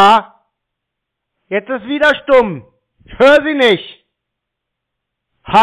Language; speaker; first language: German; native; German